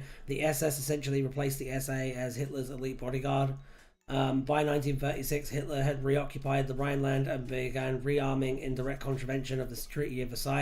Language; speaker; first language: English; native; English